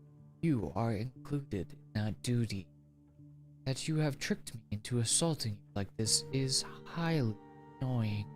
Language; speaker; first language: English; native; English